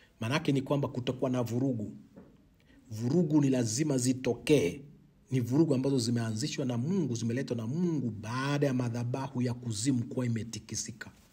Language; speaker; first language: Swahili; native; Swahili